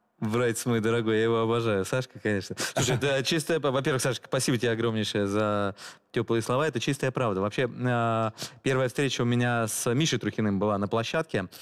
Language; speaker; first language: Russian; native; Russian